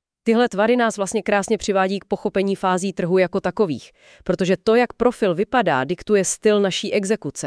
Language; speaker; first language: Czech; native; Czech